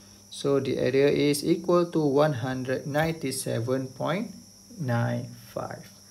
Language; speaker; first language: English; non-native, local second language; Malay